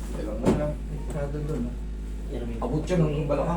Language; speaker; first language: Filipino; native; Filipino